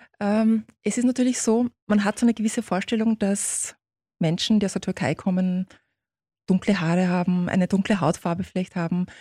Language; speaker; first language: German; early bilingual, other home language; Turkish